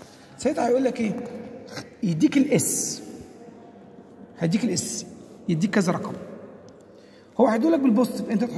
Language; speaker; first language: Arabic; native; Arabic